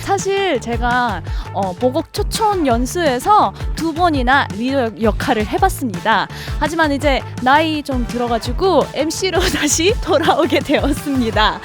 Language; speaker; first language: Korean; early bilingual, heritage; Korean